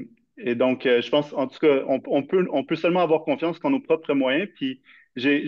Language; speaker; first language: French; native; French